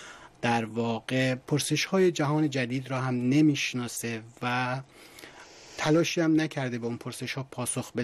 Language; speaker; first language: Persian; native; Persian